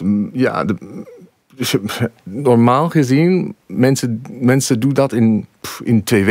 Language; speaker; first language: Dutch; non-native, fluent; English